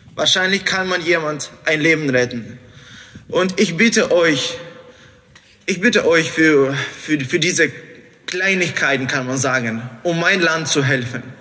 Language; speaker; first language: German; non-native, fluent; Ukrainian